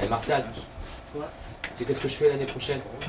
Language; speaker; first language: French; native; French